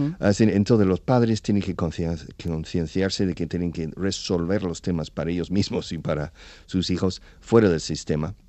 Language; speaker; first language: Spanish; non-native, fluent; English